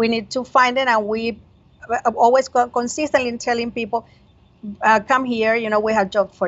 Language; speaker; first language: English; non-native, fluent; Spanish